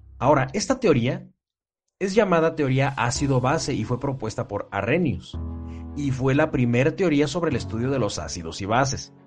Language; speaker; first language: Spanish; native; Spanish